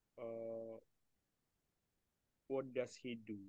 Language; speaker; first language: English; non-native, learner; Indonesian